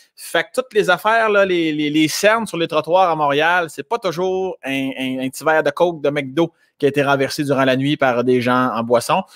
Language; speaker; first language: French; native; French